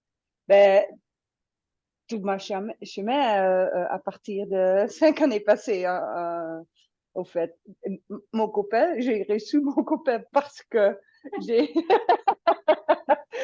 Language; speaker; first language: French; non-native, fluent; Dutch